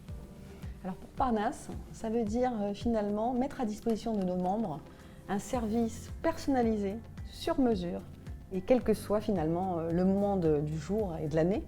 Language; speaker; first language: French; native; French